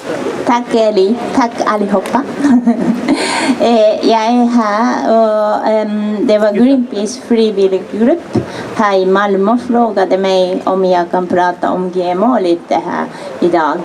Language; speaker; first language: Swedish; non-native, fluent; Japanese